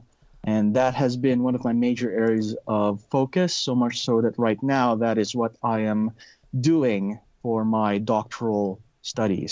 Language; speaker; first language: English; non-native, local second language; Filipino